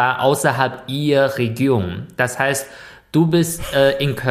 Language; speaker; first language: German; non-native, fluent; Chinese